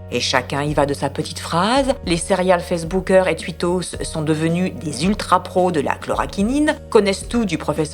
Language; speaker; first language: French; native; French